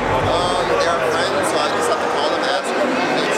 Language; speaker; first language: English; native; English